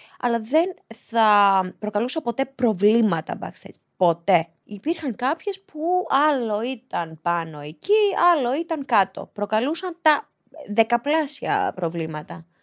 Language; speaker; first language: Greek; early bilingual, other home language; Albanian